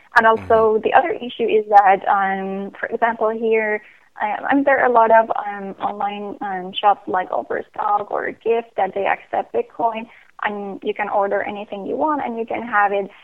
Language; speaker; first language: English; non-native, fluent; Persian